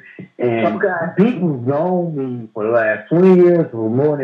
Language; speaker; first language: English; native; English